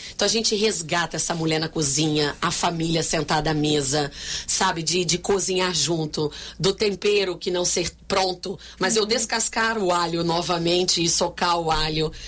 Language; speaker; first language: Portuguese; native; Portuguese